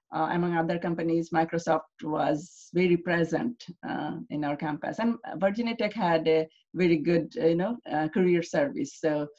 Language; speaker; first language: English; non-native, local second language; Bangla